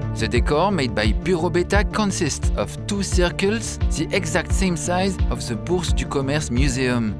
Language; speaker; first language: English; non-native, fluent; French